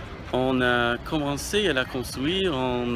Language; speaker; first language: French; non-native, learner; English